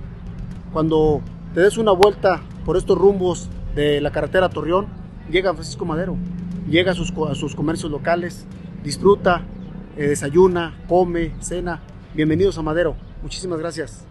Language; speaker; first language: Spanish; native; Spanish